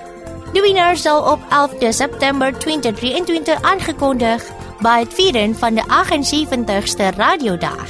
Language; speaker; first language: Dutch; non-native, learner; Indonesian